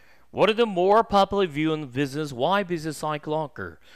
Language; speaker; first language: English; non-native, fluent; Korean